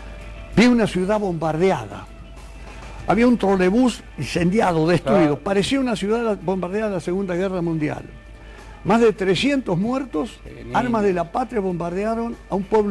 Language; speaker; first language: Spanish; native; Spanish